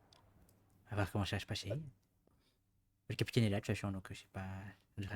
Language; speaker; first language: French; native; French